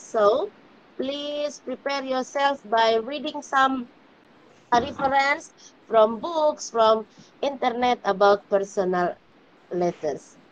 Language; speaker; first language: English; non-native, learner; Indonesian